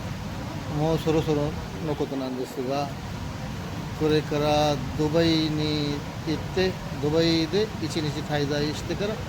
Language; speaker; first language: Japanese; non-native, fluent; Urdu